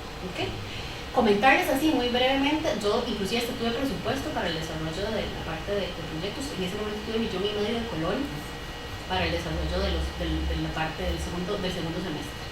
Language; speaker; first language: Spanish; native; Spanish